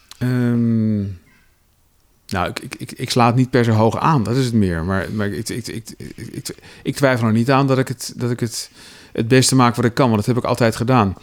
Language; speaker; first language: Dutch; native; Dutch